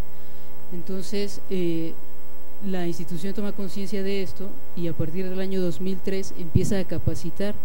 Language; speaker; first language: Spanish; native; Spanish